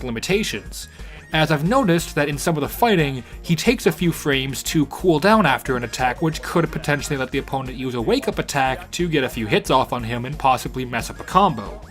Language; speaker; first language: English; native; English